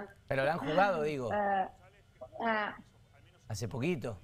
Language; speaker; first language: Spanish; native; Spanish